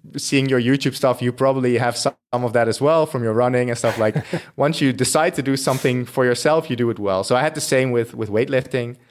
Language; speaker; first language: English; non-native, fluent; Dutch